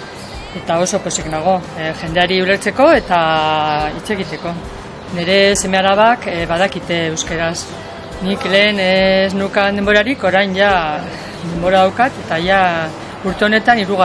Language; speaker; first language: Basque; non-native, local second language; Spanish